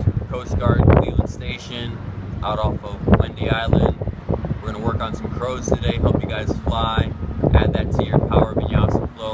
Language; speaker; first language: English; native; English